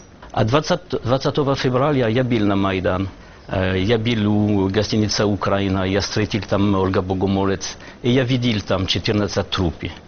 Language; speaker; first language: Ukrainian; non-native, learner; French